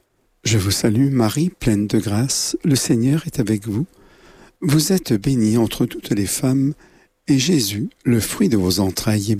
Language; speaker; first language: French; native; French